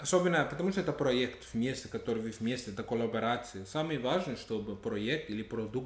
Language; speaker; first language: Russian; non-native, fluent; English